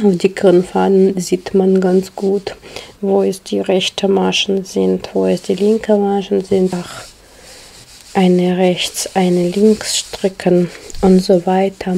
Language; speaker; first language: German; non-native, learner; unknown